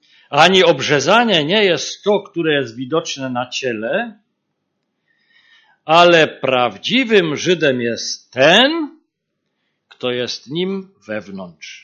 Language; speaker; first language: Polish; native; Polish